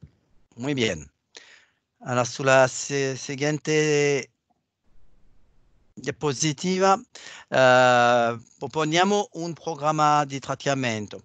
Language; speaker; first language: Spanish; non-native, learner; French